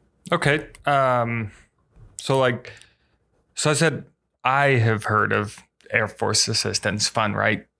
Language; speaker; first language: English; native; English